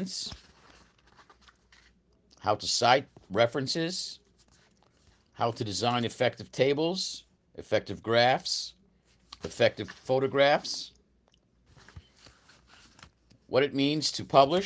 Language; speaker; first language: English; native; English